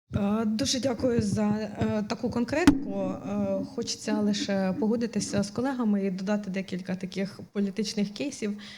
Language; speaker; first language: Ukrainian; native; Ukrainian